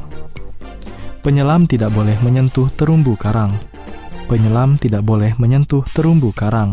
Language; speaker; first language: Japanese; non-native, fluent; Indonesian